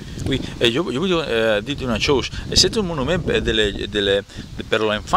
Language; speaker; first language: French; non-native, learner; Spanish